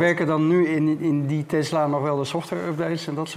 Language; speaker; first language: Dutch; native; Dutch